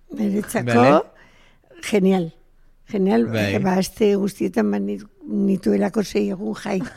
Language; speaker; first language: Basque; non-native, local second language; Spanish